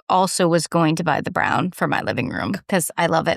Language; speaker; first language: English; native; English